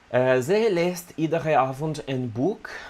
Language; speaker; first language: Dutch; non-native, learner; Italian